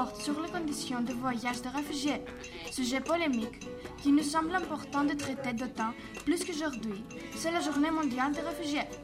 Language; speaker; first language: French; non-native, learner; Greek